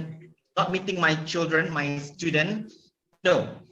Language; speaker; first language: English; non-native, local second language; Malay